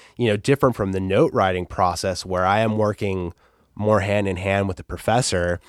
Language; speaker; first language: English; native; English